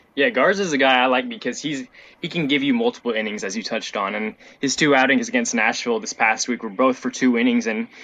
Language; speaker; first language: English; native; English